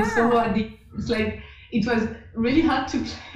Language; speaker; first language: English; non-native, fluent; French